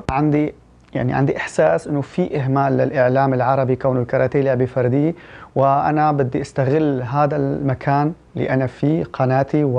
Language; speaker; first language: Arabic; early bilingual, heritage; Arabic